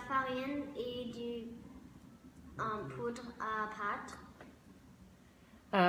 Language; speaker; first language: French; non-native, learner; English